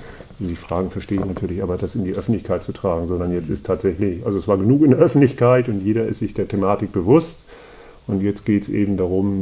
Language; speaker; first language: German; native; German